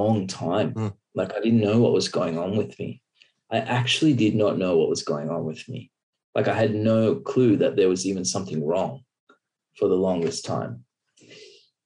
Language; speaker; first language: English; native; English